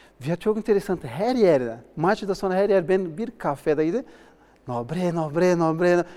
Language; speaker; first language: Turkish; non-native, learner; Portuguese